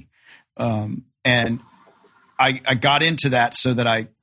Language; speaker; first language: English; native; English